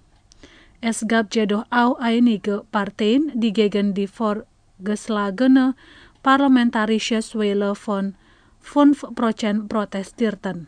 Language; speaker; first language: German; non-native, fluent; Indonesian